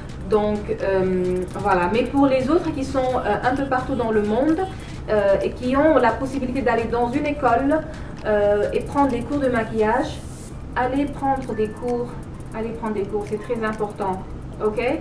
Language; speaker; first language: French; non-native, local second language; Wolof